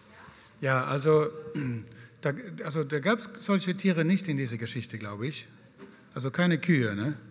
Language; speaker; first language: German; non-native, fluent; Swedish